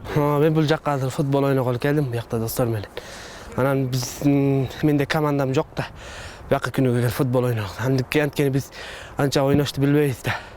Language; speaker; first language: Kyrgyz; early bilingual, heritage; Kyrgyz